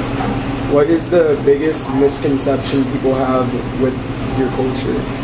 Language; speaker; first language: English; early bilingual, other home language; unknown